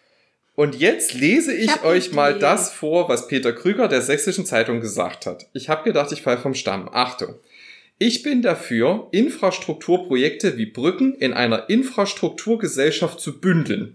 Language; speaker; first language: German; native; German